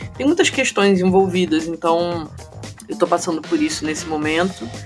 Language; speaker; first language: Portuguese; native; Portuguese